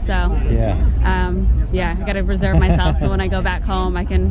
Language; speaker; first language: English; native; English